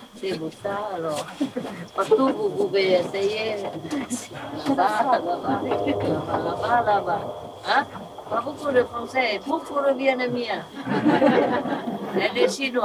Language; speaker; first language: French; non-native, learner; Vietnamese